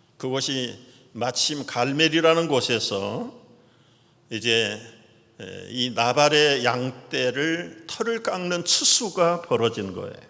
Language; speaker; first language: Korean; native; Korean